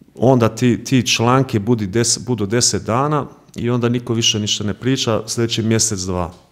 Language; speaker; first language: Croatian; early bilingual, heritage; Croatian